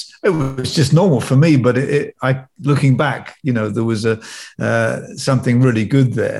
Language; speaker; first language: English; native; English